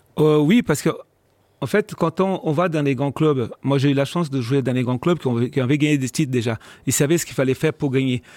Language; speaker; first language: French; non-native, fluent; Portuguese